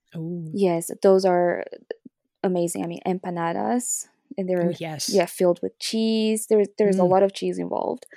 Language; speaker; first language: English; early bilingual, other home language; Spanish